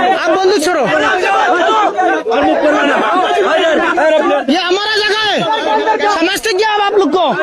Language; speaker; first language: Hindi; non-native, learner; Bangla